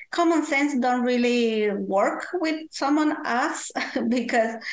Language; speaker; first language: English; non-native, fluent; Spanish